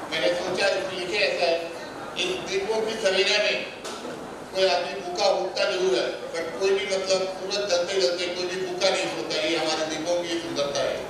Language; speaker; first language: Hindi; non-native, local second language; Tamil